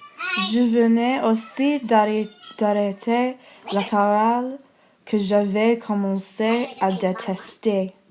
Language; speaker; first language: French; non-native, learner; English